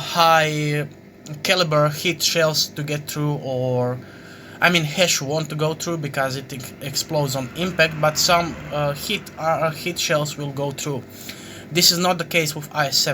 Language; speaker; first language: English; non-native, fluent; Croatian